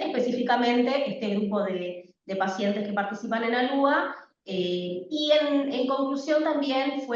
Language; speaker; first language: Spanish; native; Spanish